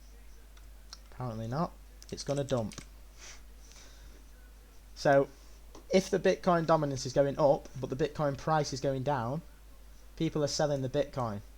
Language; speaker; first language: English; native; English